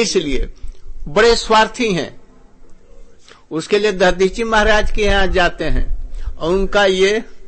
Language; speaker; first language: Hindi; native; Hindi